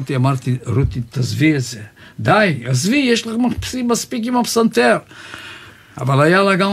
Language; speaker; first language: Hebrew; non-native, fluent; Bulgarian